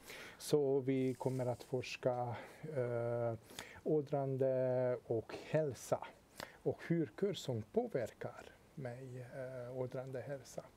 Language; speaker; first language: Swedish; non-native, fluent; Hungarian